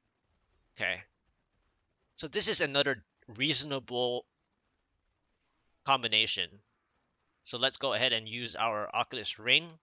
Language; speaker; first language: English; native; English